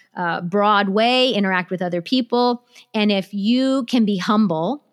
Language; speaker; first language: English; native; English